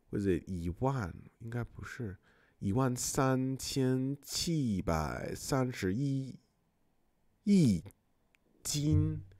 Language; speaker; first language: Chinese; non-native, fluent; English